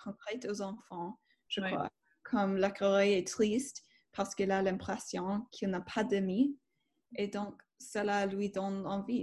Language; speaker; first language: French; non-native, learner; English